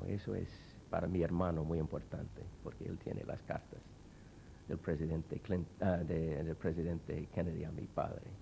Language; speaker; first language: Spanish; non-native, fluent; English